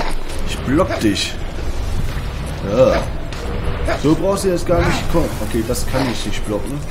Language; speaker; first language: German; native; German